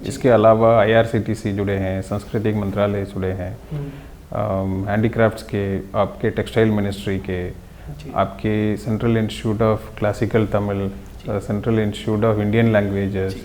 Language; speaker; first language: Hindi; non-native, local second language; Tamil